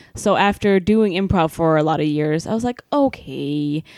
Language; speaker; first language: English; non-native, fluent; Swedish